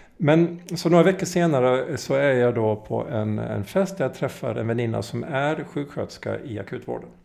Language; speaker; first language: Swedish; native; Swedish